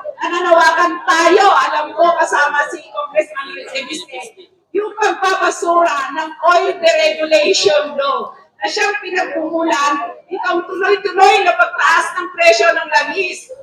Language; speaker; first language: Filipino; native; Filipino